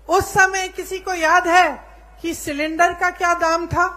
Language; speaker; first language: Hindi; native; Hindi